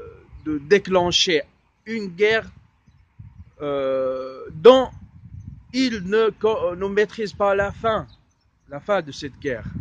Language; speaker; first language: French; non-native, fluent; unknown